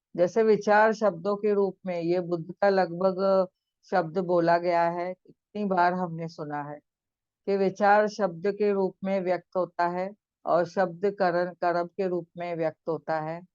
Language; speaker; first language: Hindi; native; Hindi